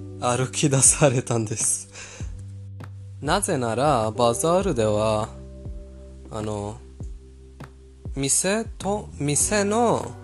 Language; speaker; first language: Japanese; non-native, fluent; Persian